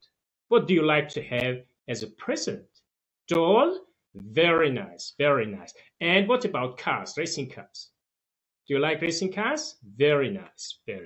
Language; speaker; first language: English; non-native, fluent; Tajik